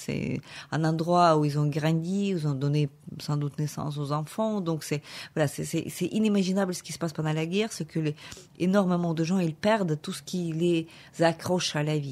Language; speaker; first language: French; non-native, fluent; Ukrainian